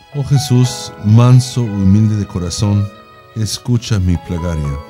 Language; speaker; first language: Spanish; non-native, fluent; English